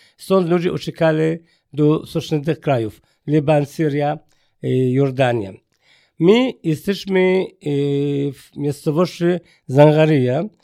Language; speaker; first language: Polish; non-native, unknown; Arabic